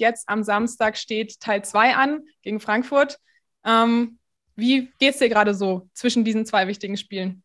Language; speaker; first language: German; native; German